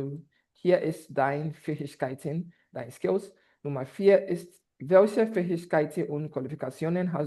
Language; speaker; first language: German; non-native, fluent; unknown